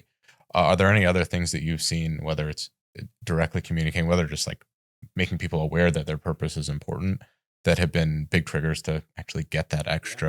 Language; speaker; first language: English; native; English